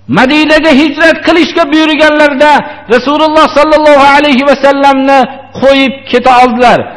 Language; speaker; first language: Uzbek; native; Uzbek